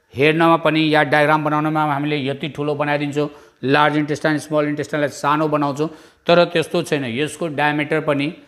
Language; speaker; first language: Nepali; non-native, local second language; Bhojpuri